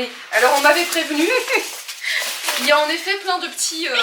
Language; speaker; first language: French; native; French